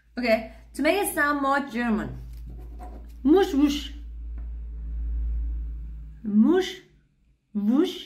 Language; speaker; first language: English; non-native, learner; Thai